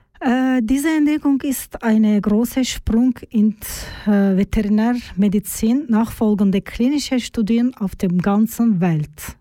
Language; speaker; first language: German; non-native, learner; Turkish